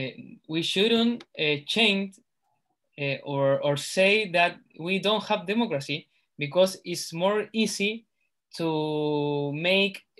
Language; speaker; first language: English; non-native, learner; Spanish